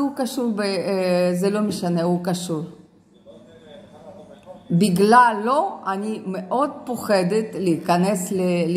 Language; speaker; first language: Hebrew; non-native, fluent; Russian